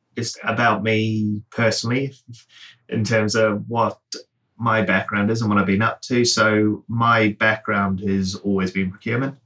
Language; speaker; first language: English; native; English